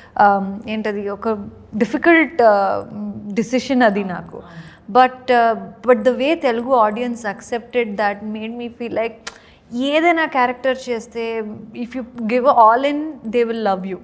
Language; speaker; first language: Telugu; non-native, learner; Kannada